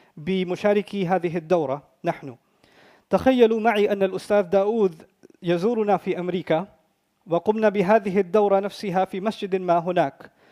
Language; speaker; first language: Arabic; non-native, fluent; Urdu